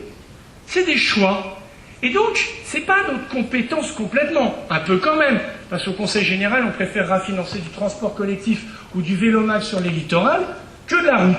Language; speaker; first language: French; native; French